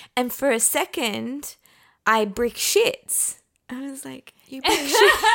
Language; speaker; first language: English; non-native, fluent; Persian